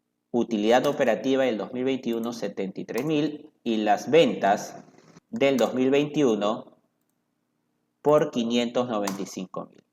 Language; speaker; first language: Spanish; native; Spanish